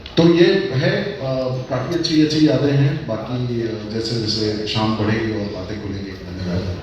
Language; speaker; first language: Hindi; native; Hindi